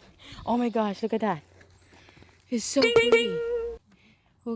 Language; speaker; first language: English; non-native, local second language; Filipino